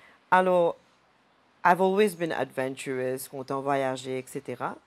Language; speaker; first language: English; non-native, local second language; Morisyen